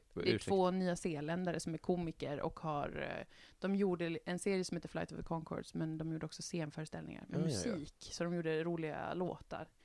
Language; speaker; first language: Swedish; native; Swedish